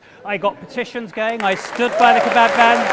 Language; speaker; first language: English; native; English